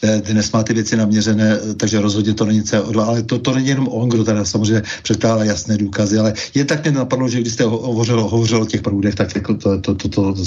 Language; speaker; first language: Czech; native; Czech